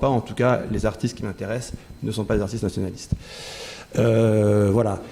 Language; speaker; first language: French; native; French